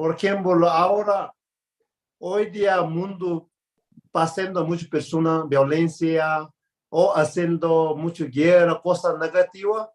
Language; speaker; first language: Spanish; non-native, learner; Tibetan